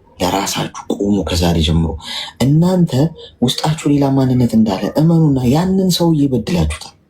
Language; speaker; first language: Amharic; native; Amharic